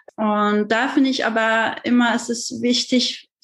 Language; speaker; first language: German; non-native, fluent; French